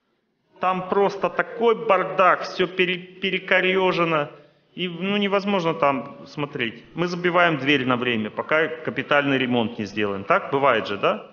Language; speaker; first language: Russian; native; Russian